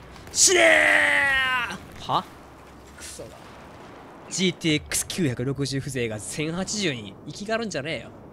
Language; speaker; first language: Japanese; native; Japanese